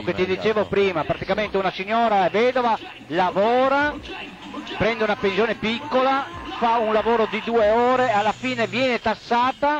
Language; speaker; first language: Italian; native; Italian